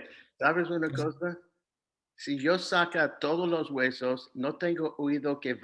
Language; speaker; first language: Spanish; non-native, fluent; English